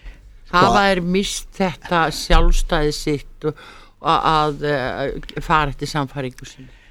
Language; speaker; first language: Icelandic; native; Icelandic